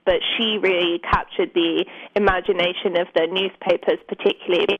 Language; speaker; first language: English; native; English